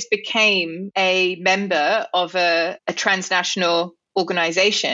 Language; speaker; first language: English; native; English